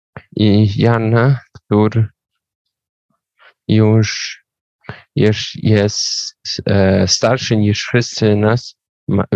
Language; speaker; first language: Polish; non-native, learner; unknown